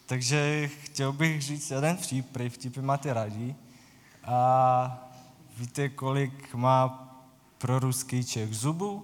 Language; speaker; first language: Czech; non-native, fluent; Ukrainian